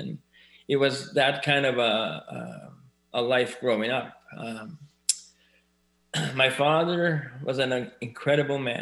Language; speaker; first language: English; native; English